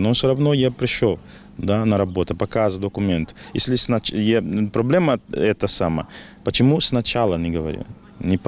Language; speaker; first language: Russian; non-native, learner; Portuguese